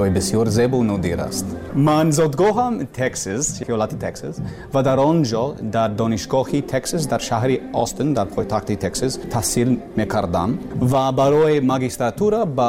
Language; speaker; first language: Persian; non-native, learner; English